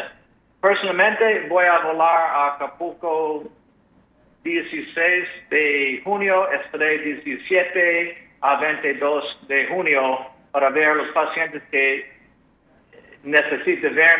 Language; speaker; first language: Spanish; non-native, fluent; English